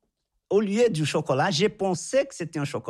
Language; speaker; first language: French; non-native, fluent; Portuguese